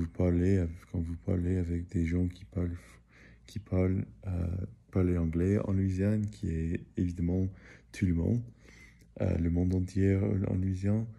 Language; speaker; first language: French; early bilingual, heritage; English